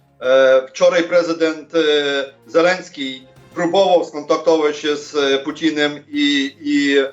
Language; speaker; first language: Polish; non-native, fluent; Ukrainian